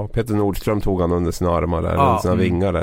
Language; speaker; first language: Swedish; native; Swedish